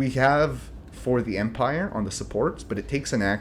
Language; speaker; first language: English; native; English